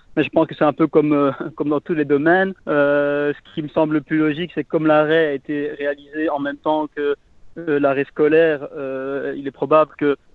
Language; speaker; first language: French; native; French